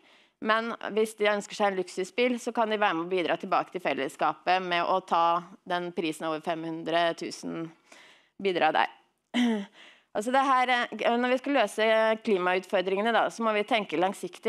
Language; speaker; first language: Norwegian; native; Norwegian